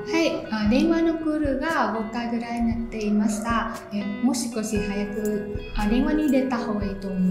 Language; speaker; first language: Japanese; non-native, fluent; Vietnamese